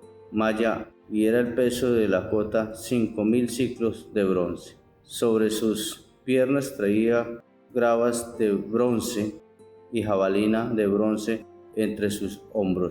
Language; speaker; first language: Spanish; native; Spanish